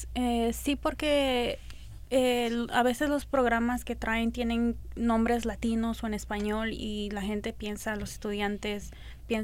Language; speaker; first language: Spanish; early bilingual, other home language; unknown